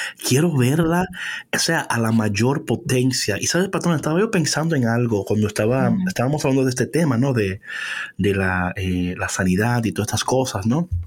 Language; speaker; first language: Spanish; early bilingual, heritage; Spanish